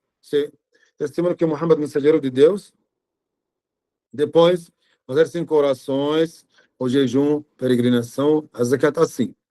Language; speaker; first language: Portuguese; non-native, fluent; Arabic